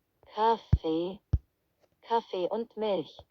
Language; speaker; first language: German; non-native, learner; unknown